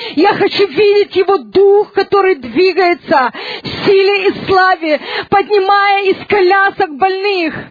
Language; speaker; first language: Russian; early bilingual, heritage; Russian